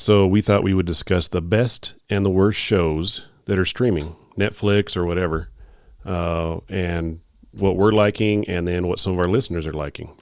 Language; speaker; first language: English; native; English